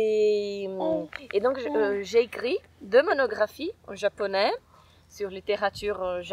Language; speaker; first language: French; non-native, fluent; Portuguese